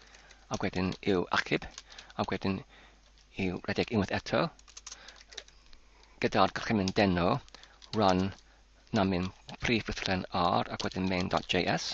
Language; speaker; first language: Welsh; non-native, learner; English